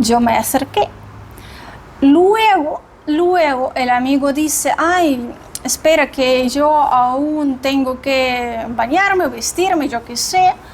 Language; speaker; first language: Spanish; non-native, fluent; Russian